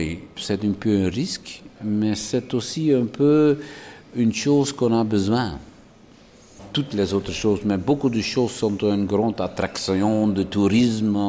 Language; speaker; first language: French; non-native, local second language; Dutch